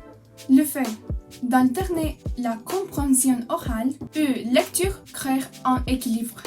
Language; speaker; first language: French; non-native, learner; Spanish